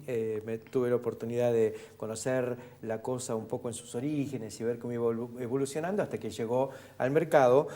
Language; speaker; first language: Spanish; native; Spanish